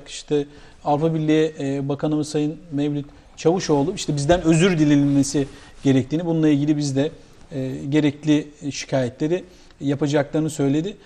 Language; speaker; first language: Turkish; native; Turkish